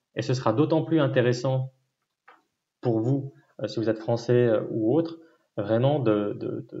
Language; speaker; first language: French; native; French